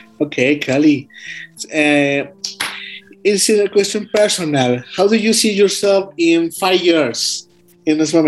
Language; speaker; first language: English; non-native, learner; Spanish